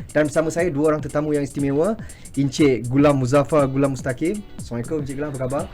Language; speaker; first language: Malay; native; Malay